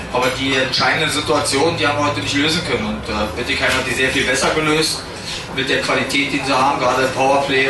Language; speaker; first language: German; native; German